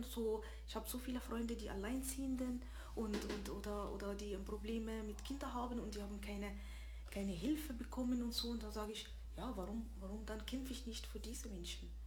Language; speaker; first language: German; early bilingual, other home language; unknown